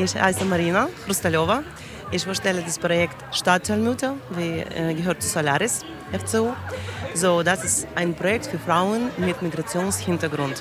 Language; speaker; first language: German; non-native, learner; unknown